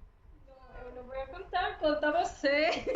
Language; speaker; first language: Portuguese; non-native, learner; Spanish